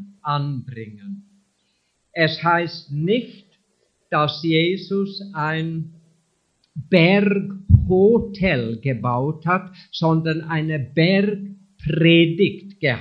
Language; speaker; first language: German; non-native, fluent; English